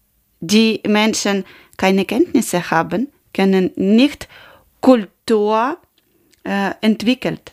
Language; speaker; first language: German; non-native, learner; Ukrainian